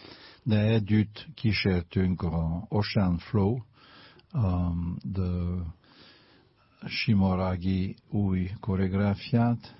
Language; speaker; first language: Hungarian; non-native, fluent; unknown